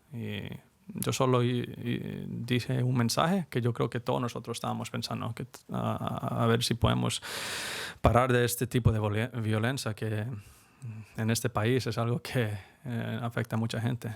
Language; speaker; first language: Spanish; early bilingual, heritage; Spanish